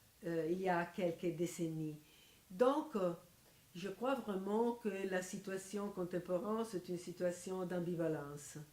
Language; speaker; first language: French; non-native, fluent; Italian